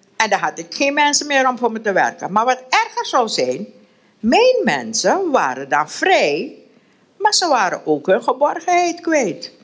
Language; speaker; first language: Dutch; native; Dutch